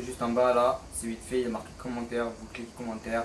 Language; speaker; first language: French; native; French